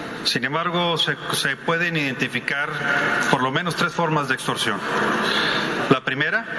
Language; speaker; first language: Spanish; native; Spanish